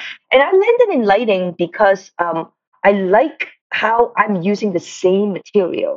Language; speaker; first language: English; non-native, local second language; Cantonese